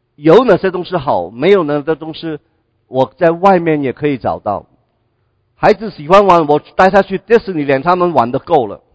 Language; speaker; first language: Chinese; non-native, local second language; Cantonese